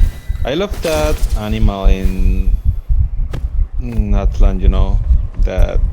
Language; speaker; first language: English; non-native, learner; Spanish